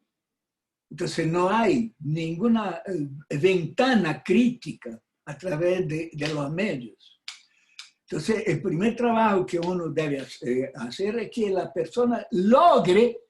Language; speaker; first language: Spanish; non-native, fluent; Portuguese